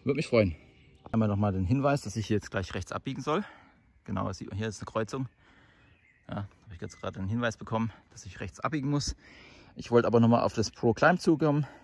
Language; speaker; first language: German; native; German